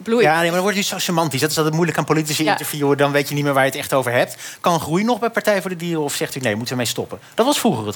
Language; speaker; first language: Dutch; native; Dutch